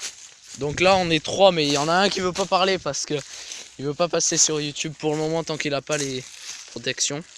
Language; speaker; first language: French; native; French